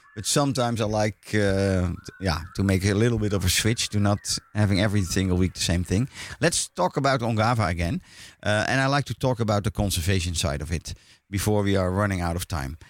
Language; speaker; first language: English; non-native, fluent; Dutch